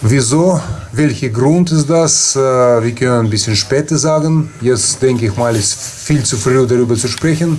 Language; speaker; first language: German; non-native, fluent; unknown